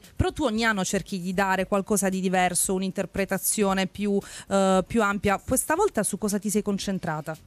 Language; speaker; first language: Italian; native; Italian